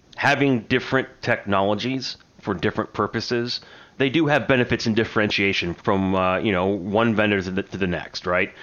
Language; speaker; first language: English; native; English